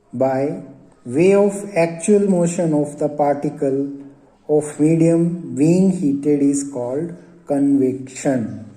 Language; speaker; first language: English; non-native, local second language; Hindi